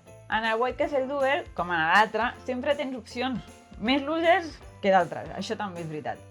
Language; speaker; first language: Catalan; native; Catalan